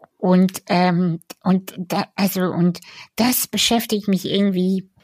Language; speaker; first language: German; early bilingual, other home language; Russian